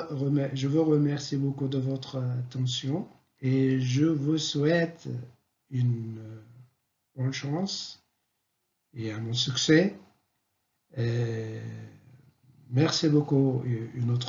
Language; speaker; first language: French; non-native, fluent; Arabic